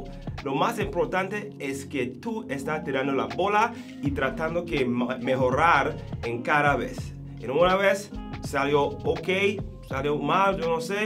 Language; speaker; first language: Spanish; non-native, learner; English